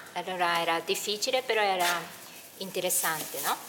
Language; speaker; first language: Italian; non-native, fluent; Japanese